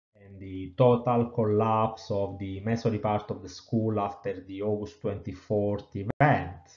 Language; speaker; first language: English; non-native, fluent; Italian